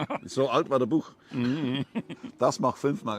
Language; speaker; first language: German; non-native, learner; English